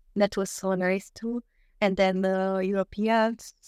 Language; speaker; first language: English; non-native, learner; Italian